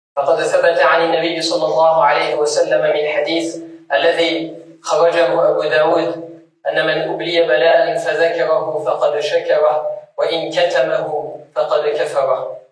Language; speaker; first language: Arabic; non-native, fluent; French